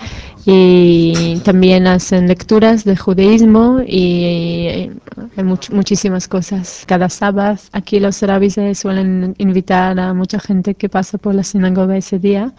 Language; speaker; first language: Spanish; non-native, fluent; Hebrew